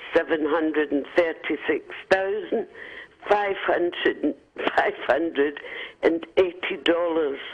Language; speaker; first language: English; non-native, fluent; Finnish